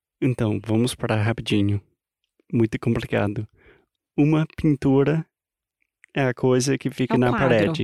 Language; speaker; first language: Portuguese; non-native, learner; English